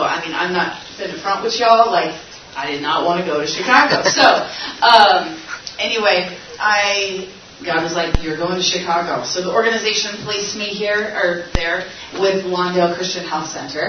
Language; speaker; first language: English; native; English